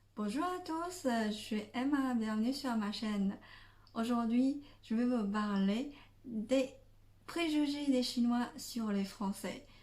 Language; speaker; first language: French; non-native, fluent; Chinese